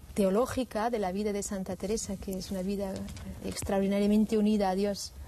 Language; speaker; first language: Spanish; non-native, fluent; Swiss German